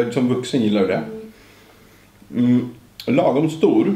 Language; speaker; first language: Swedish; native; Swedish